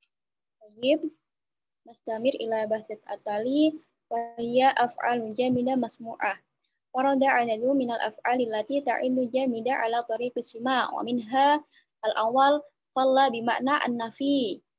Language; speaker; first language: Arabic; non-native, learner; Indonesian